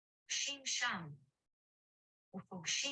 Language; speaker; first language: Hebrew; non-native, learner; English